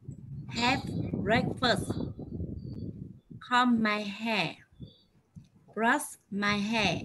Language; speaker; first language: English; non-native, learner; Vietnamese